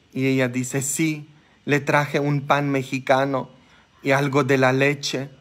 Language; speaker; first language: Spanish; non-native, fluent; Polish